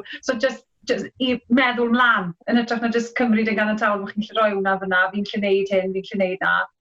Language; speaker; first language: Welsh; native; Welsh